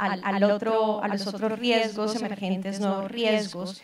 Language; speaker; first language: Spanish; native; Spanish